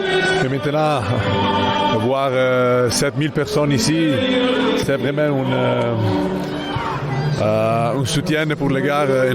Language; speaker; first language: French; non-native, fluent; Italian